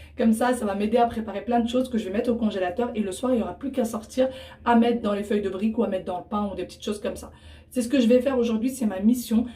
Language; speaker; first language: French; early bilingual, other home language; Arabic